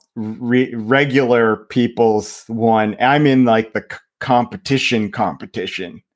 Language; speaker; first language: English; native; English